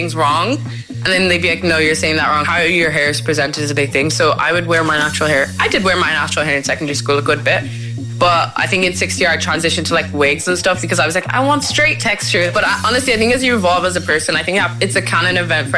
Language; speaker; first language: English; native; English